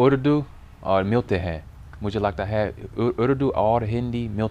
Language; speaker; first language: Hindi; non-native, learner; English